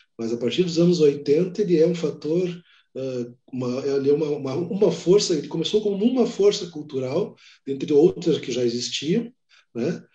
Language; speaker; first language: Portuguese; native; Portuguese